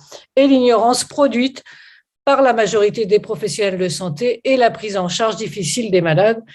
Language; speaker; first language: French; native; French